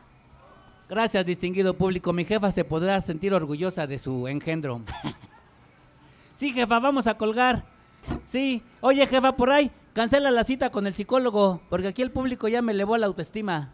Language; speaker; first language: Spanish; native; Spanish